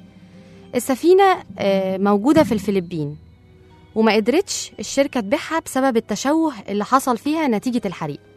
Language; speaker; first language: Arabic; native; Arabic